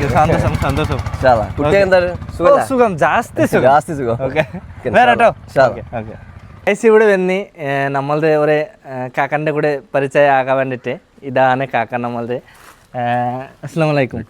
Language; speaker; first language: Malayalam; non-native, learner; Bangla